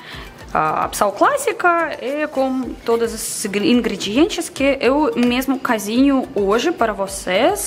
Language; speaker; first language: Portuguese; non-native, fluent; Russian